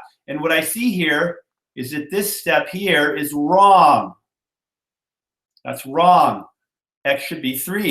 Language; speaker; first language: English; native; English